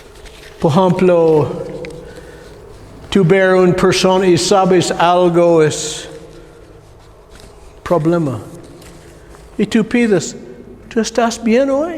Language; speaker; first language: Spanish; non-native, learner; English